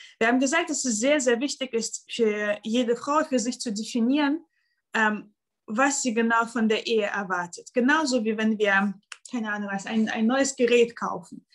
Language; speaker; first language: German; non-native, fluent; Russian